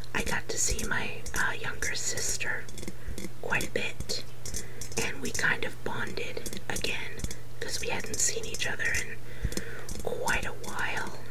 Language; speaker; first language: English; native; English